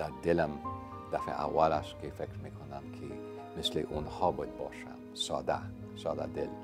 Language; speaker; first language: Persian; non-native, fluent; English